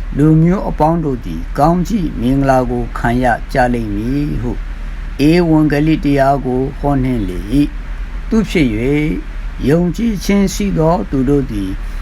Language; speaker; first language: Burmese; non-native, local second language; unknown